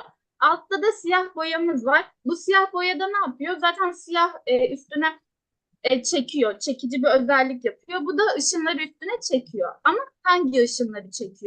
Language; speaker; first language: Turkish; native; Turkish